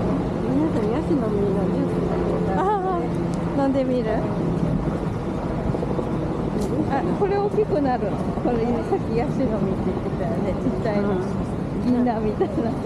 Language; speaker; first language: Japanese; native; Japanese